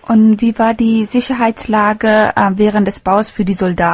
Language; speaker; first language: German; native; German